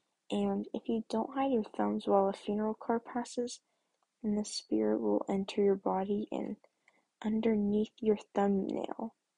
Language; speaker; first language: English; native; English